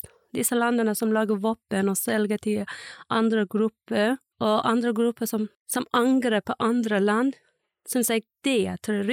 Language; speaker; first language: Norwegian; non-native, learner; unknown